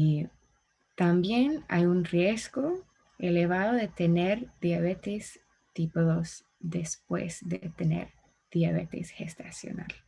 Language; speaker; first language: Spanish; non-native, learner; English